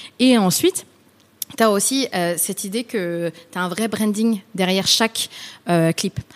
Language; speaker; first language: French; early bilingual, other home language; Vietnamese